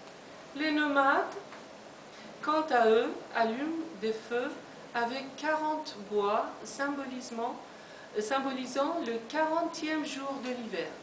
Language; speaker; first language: French; non-native, fluent; Persian